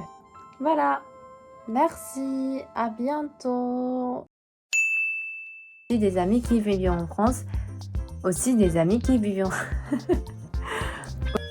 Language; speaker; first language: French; non-native, fluent; Japanese